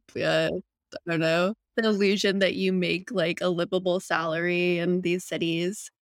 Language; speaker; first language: English; native; English